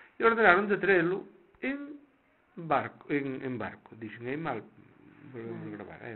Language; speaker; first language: Galician; native; Galician